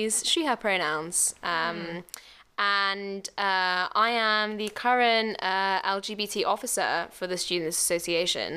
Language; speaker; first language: English; native; English